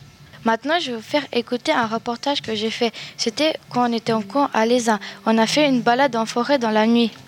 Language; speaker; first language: French; native; French